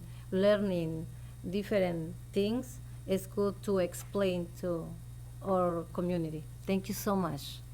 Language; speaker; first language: English; non-native, local second language; Spanish